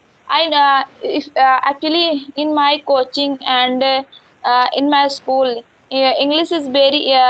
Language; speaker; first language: English; non-native, learner; Hindi